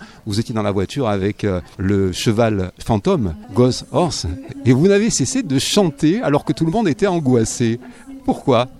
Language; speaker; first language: French; native; French